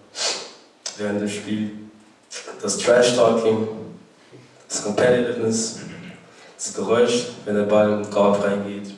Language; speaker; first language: German; early bilingual, other home language; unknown